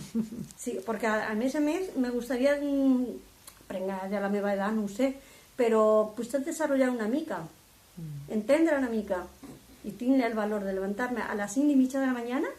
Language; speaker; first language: Catalan; non-native, local second language; Spanish